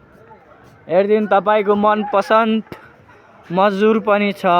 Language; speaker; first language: Nepali; non-native, local second language; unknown